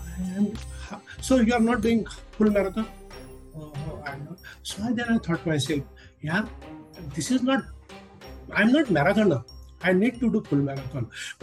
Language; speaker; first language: English; non-native, local second language; Marathi